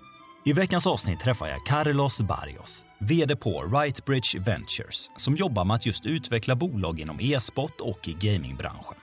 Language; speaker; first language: Swedish; native; Swedish